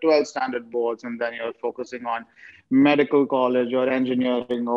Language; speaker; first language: English; non-native, local second language; Hindi